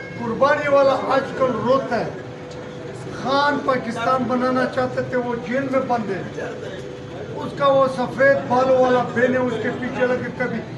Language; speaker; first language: Urdu; non-native, local second language; Pashto